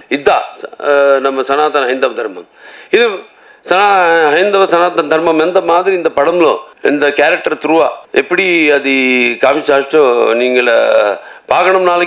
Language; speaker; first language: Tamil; non-native, local second language; Telugu